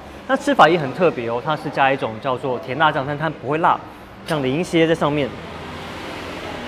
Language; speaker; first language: Chinese; native; Chinese